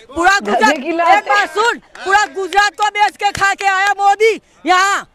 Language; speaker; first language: Hindi; non-native, local second language; Gujarati